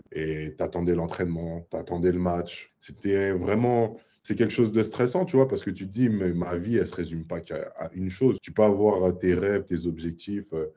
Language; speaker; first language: French; native; French